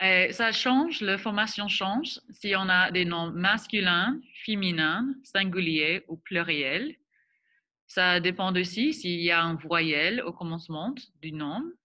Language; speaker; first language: French; non-native, fluent; English